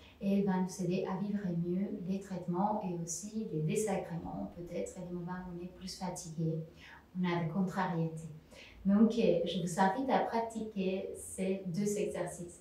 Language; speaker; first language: French; non-native, fluent; Spanish